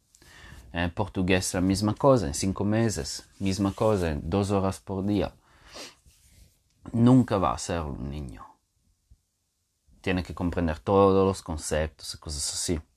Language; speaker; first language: Spanish; non-native, fluent; Portuguese